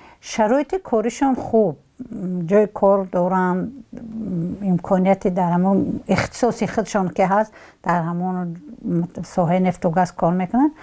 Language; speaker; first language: Tajik; native; Tajik